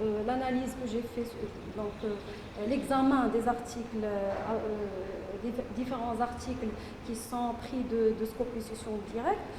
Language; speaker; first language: French; non-native, local second language; Arabic